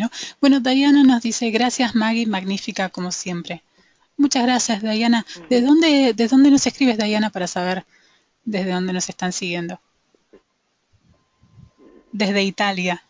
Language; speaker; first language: Spanish; native; Spanish